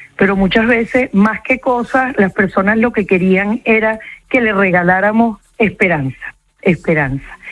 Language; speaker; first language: Spanish; native; Spanish